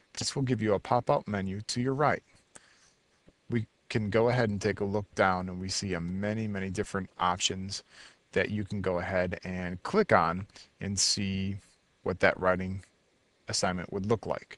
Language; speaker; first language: English; native; English